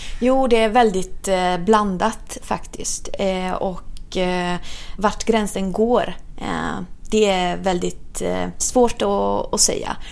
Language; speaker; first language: Swedish; non-native, fluent; Italian